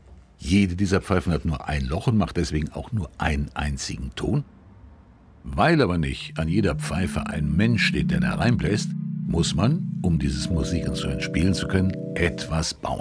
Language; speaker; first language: German; native; German